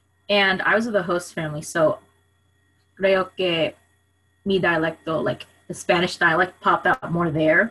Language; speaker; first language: English; native; English